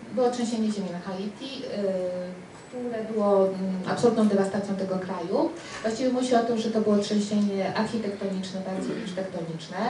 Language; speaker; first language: Polish; early bilingual, heritage; Spanish